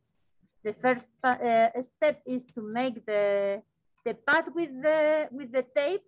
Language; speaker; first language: English; non-native, learner; Spanish